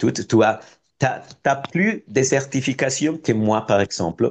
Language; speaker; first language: French; non-native, fluent; Spanish